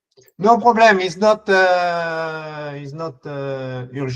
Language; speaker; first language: English; non-native, learner; French